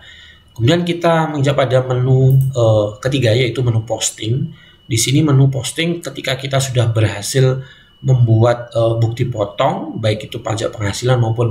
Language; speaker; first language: Indonesian; native; Indonesian